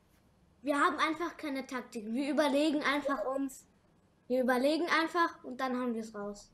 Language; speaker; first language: German; early bilingual, other home language; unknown